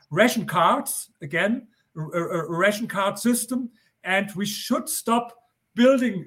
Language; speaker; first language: English; non-native, fluent; German